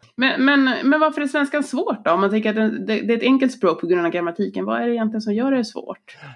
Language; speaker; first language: Swedish; native; Swedish